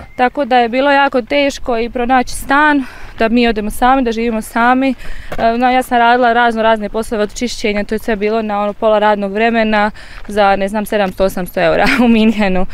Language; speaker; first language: Croatian; native; Croatian